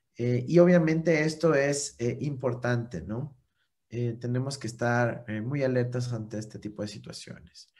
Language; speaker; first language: Spanish; native; Spanish